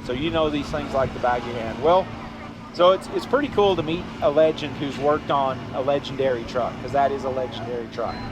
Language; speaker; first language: English; native; English